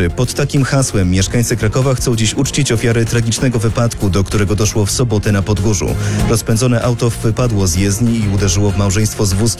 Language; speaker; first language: Polish; native; Polish